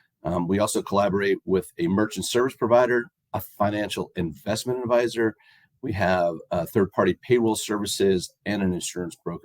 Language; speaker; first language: English; native; English